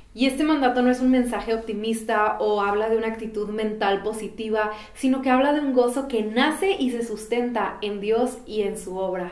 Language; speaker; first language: Spanish; native; Spanish